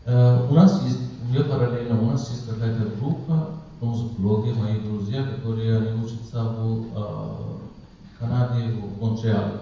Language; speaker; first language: Russian; non-native, learner; Persian